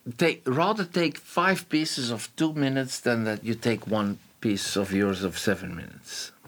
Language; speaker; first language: English; non-native, fluent; Dutch